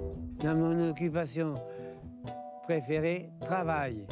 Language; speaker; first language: French; early bilingual, other home language; Italian